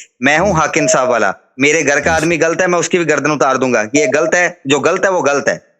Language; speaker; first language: Urdu; non-native, local second language; Punjabi